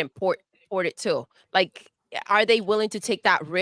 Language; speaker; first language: English; native; English